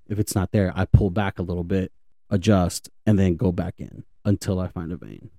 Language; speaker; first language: English; native; English